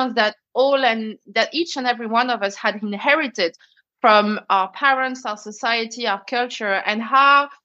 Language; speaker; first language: English; non-native, fluent; French